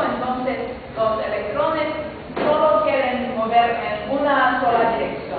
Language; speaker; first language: Spanish; non-native, fluent; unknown